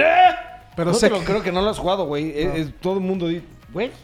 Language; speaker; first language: Spanish; native; Spanish